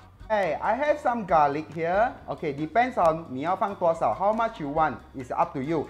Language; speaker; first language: English; non-native, local second language; Chinese